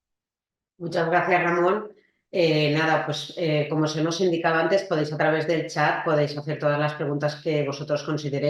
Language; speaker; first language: Spanish; native; Spanish